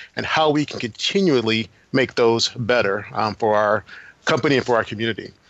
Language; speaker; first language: English; native; English